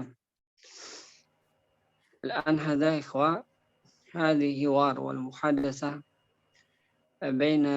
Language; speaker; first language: Arabic; non-native, fluent; Indonesian